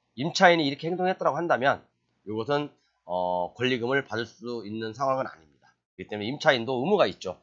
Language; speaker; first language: Korean; native; Korean